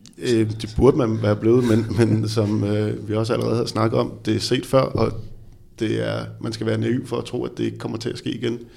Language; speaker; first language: Danish; native; Danish